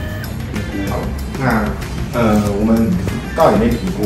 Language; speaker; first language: Chinese; native; Chinese